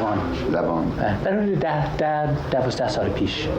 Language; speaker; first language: Persian; non-native, fluent; English